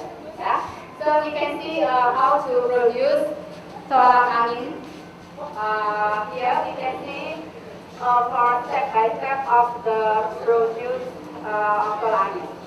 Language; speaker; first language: English; non-native, local second language; Indonesian